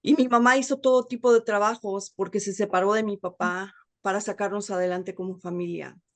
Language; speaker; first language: Spanish; early bilingual, heritage; Spanish